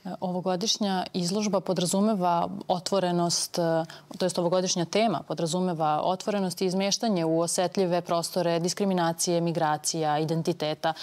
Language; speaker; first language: Serbian; native; Serbian